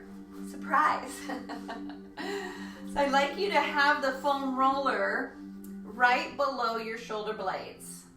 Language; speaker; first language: English; native; English